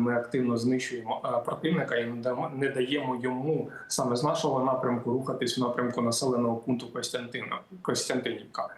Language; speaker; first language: Ukrainian; native; Ukrainian